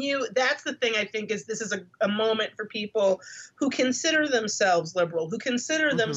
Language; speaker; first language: English; native; English